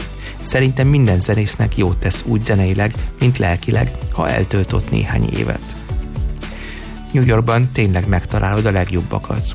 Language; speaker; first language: Hungarian; native; Hungarian